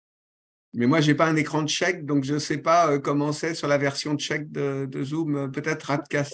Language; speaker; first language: French; native; French